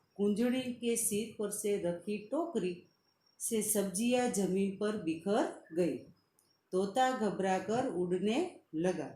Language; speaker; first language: Hindi; non-native, local second language; Gujarati